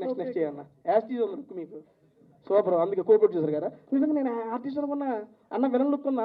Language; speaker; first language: Telugu; native; Telugu